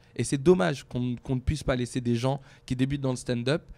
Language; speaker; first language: French; native; French